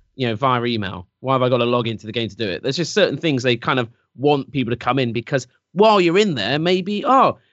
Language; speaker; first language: English; native; English